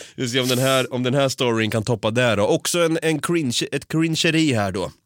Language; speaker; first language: Swedish; native; Swedish